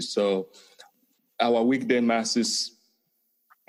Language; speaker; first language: English; non-native, local second language; Igbo